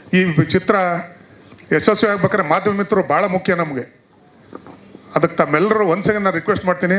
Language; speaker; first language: Kannada; native; Kannada